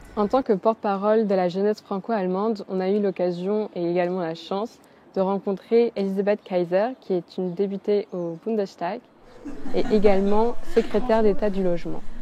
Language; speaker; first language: French; native; French